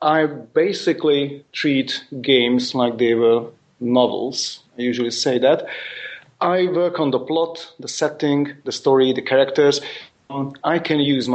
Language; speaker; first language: English; non-native, fluent; Hungarian